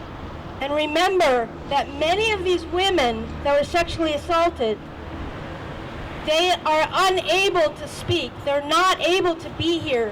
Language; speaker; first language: English; native; English